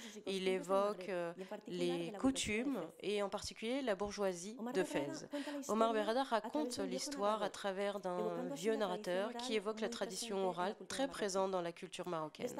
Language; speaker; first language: French; non-native, fluent; Spanish